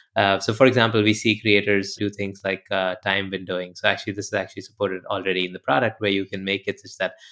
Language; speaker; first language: English; non-native, local second language; Hindi